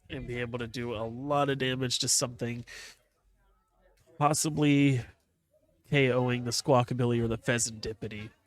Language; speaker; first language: English; native; English